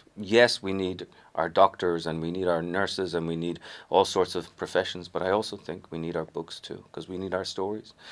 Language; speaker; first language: English; native; English